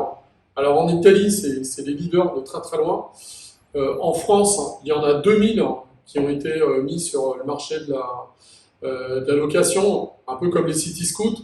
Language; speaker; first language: French; native; French